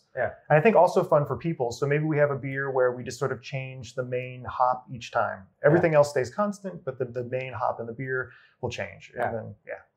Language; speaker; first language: English; native; English